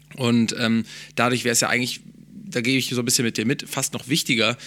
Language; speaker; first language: German; native; German